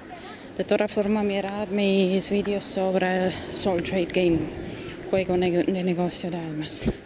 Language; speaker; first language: Spanish; non-native, fluent; German